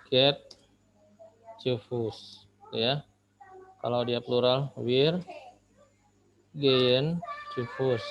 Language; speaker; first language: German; non-native, fluent; Indonesian